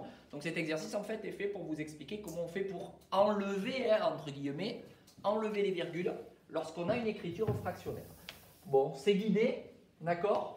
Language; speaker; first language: French; native; French